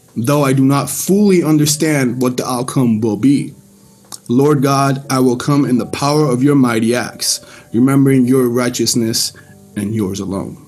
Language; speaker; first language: English; early bilingual, other home language; Persian